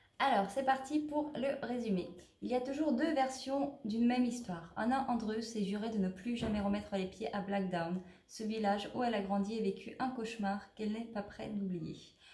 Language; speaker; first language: French; native; French